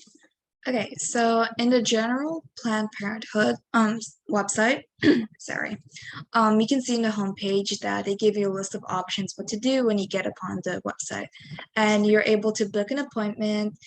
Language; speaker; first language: English; native; English